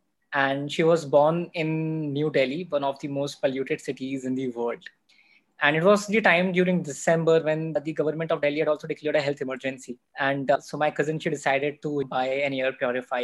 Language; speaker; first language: English; non-native, local second language; Hindi